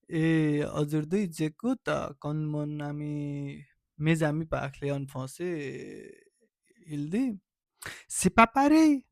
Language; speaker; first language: French; non-native, learner; Nepali